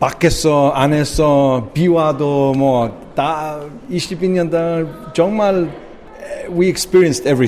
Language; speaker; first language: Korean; early bilingual, heritage; English